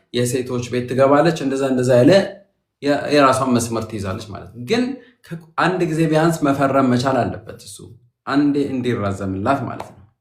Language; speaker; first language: Amharic; native; Amharic